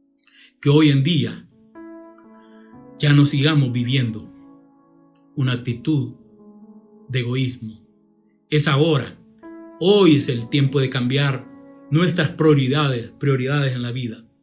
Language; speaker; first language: Spanish; native; Spanish